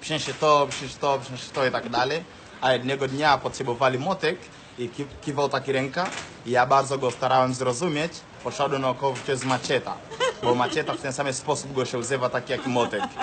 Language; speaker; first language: Polish; non-native, learner; Swahili